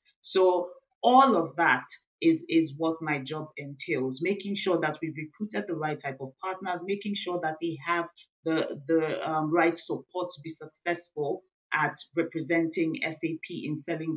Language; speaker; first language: English; non-native, local second language; Igbo